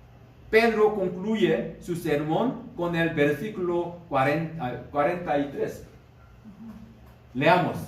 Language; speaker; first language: Spanish; non-native, learner; Korean